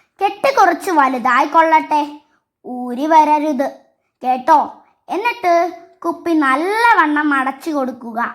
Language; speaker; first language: Malayalam; native; Malayalam